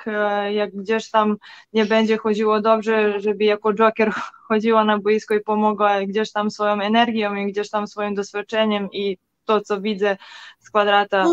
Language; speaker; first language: Polish; non-native, learner; Serbian